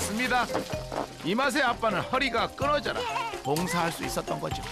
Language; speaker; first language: Korean; native; Korean